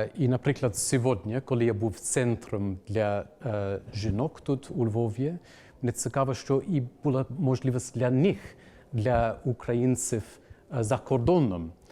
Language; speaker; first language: Ukrainian; non-native, fluent; English